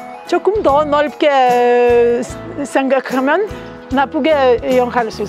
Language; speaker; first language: Korean; non-native, learner; Lithuanian